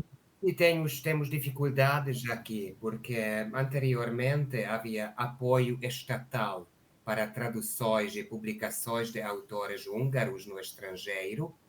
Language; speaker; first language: Portuguese; non-native, learner; Hungarian